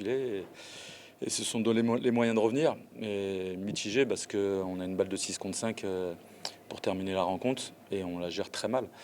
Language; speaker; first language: French; native; French